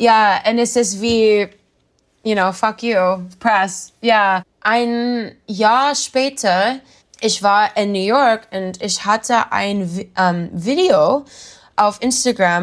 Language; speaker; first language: German; non-native, learner; English